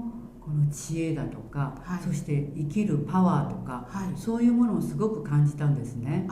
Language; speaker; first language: Japanese; early bilingual, other home language; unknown